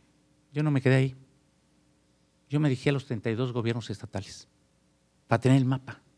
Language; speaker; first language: Spanish; native; Spanish